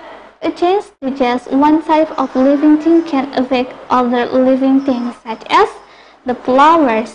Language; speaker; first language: English; non-native, local second language; Indonesian